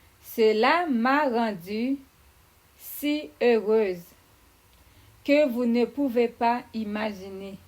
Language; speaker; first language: French; non-native, fluent; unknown